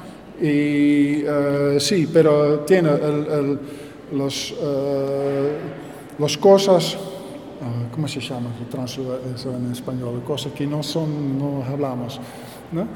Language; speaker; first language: Spanish; non-native, learner; Dutch